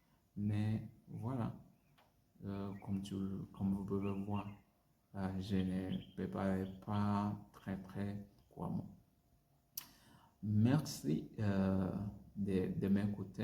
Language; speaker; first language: French; non-native, learner; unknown